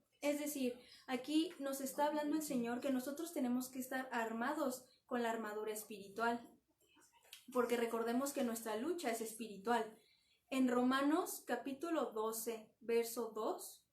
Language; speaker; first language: Spanish; native; Spanish